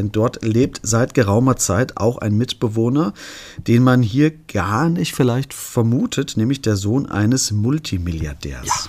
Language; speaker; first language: German; native; German